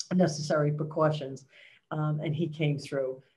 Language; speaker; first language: English; native; English